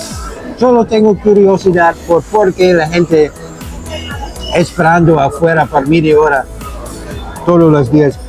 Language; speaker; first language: Spanish; non-native, learner; English